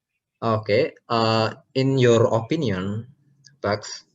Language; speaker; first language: English; non-native, learner; Indonesian